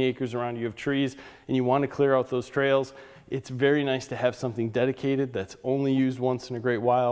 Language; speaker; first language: English; native; English